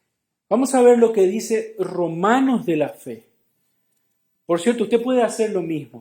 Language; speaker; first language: Spanish; native; Spanish